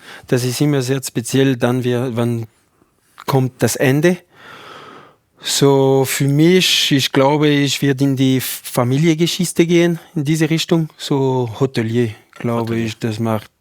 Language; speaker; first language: German; non-native, learner; French